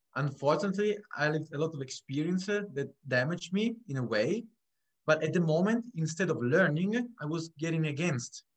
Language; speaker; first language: English; non-native, fluent; Italian